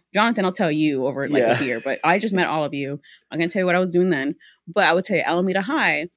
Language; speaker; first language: English; early bilingual, other home language; Spanish